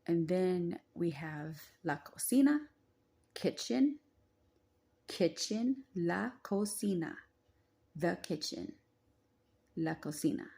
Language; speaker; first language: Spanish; non-native, learner; English